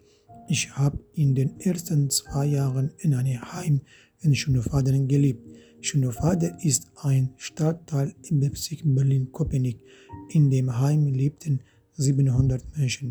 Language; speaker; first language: German; non-native, fluent; Arabic